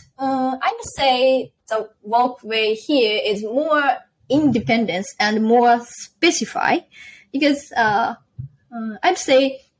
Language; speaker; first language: English; non-native, learner; Japanese